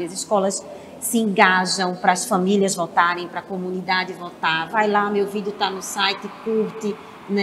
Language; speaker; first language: Portuguese; native; Portuguese